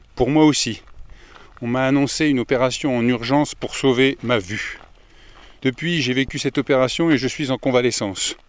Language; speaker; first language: French; native; French